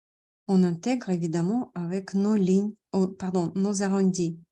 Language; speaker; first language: French; non-native, fluent; Russian